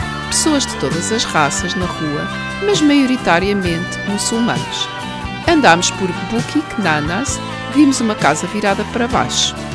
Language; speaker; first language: Portuguese; native; Portuguese